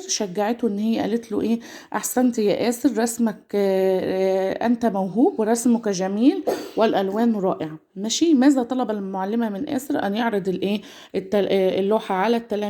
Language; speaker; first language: Arabic; native; Arabic